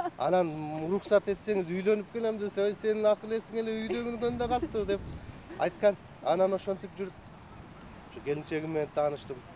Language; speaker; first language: Kyrgyz; early bilingual, heritage; Kyrgyz